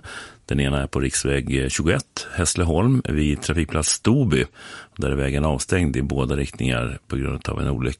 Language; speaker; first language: Swedish; native; Swedish